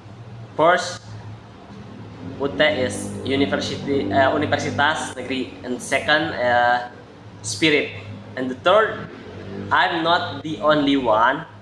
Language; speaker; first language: English; non-native, learner; Indonesian